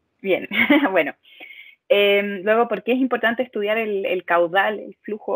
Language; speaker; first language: Spanish; native; Spanish